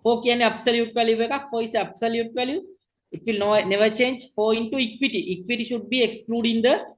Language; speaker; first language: English; non-native, local second language; Sinhala